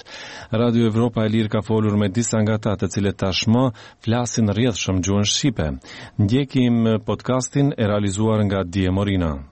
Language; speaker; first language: Albanian; native; Albanian